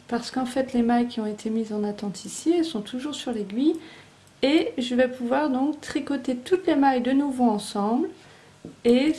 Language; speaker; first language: French; native; French